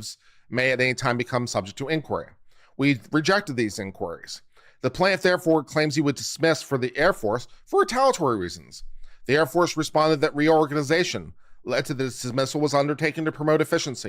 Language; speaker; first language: English; native; English